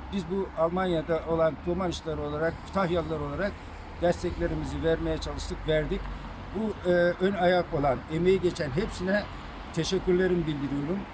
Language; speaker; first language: Turkish; native; Turkish